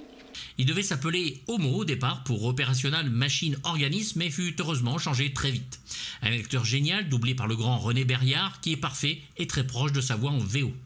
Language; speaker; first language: French; native; French